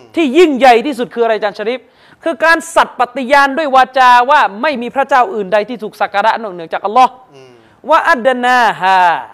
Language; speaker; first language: Thai; non-native, local second language; Malay